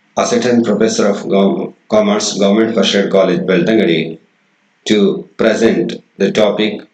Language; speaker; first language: English; non-native, local second language; Kannada